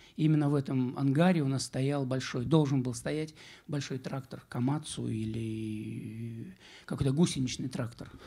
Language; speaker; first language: Russian; native; Russian